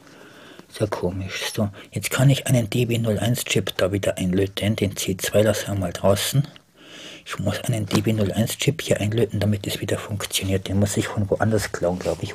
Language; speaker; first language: German; native; German